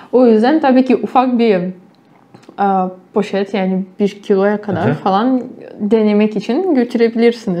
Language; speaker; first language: Turkish; non-native, fluent; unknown